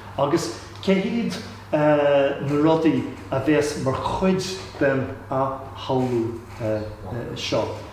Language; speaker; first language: Irish; non-native, local second language; English